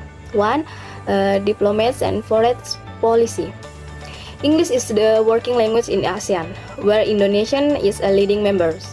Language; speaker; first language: English; non-native, learner; Indonesian